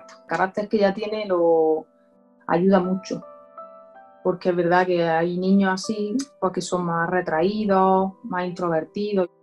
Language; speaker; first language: Spanish; native; Spanish